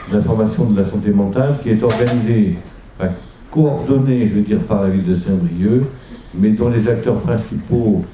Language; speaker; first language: French; native; French